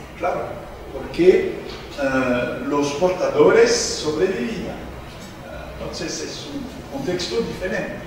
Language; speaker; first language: Spanish; non-native, fluent; French